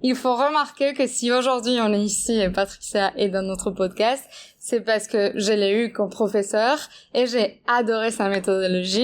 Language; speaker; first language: French; non-native, fluent; Spanish